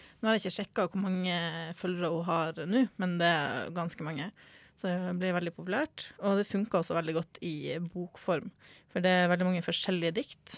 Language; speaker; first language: Norwegian; native; Norwegian